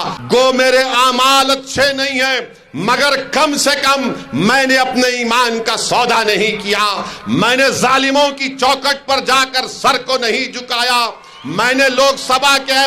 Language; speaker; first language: Urdu; native; Urdu